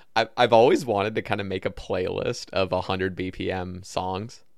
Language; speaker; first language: English; native; English